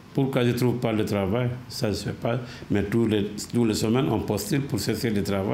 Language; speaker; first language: French; non-native, learner; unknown